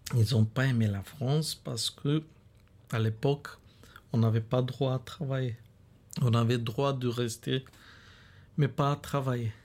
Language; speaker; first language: French; non-native, fluent; Bulgarian